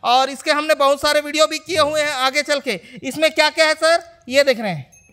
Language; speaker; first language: Hindi; native; Hindi